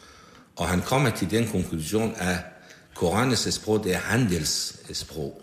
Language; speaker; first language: Danish; non-native, fluent; Persian